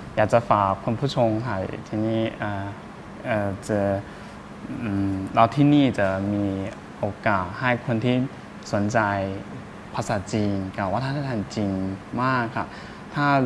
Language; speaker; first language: Thai; non-native, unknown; Chinese